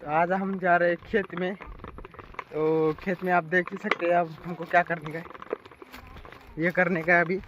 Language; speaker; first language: Hindi; non-native, local second language; Marathi